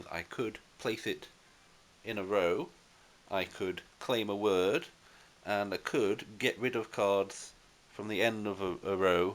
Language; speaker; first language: English; native; English